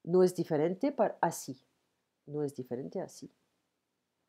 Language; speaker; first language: Spanish; non-native, learner; French